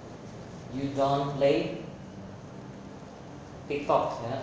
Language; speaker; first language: English; non-native, fluent; Indonesian